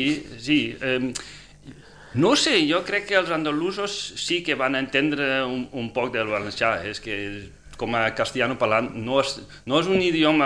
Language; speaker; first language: Catalan; non-native, fluent; Dutch